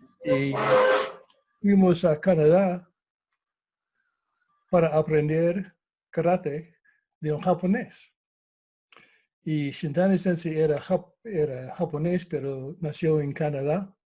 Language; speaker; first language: Spanish; non-native, fluent; English